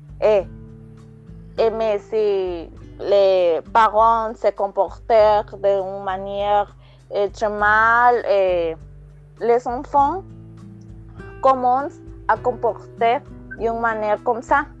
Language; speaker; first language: French; non-native, learner; Spanish